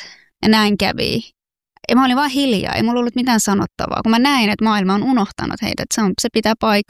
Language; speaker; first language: Finnish; early bilingual, other home language; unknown